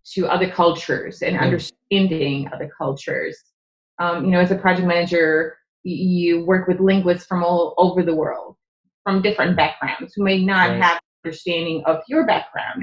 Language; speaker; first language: English; non-native, fluent; Czech